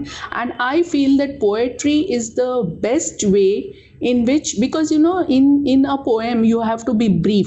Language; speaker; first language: English; non-native, local second language; Marathi